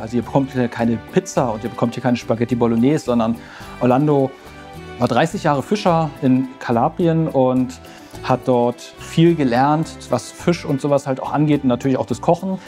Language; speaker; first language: German; native; German